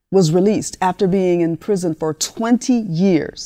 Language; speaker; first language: English; early bilingual, other home language; Spanish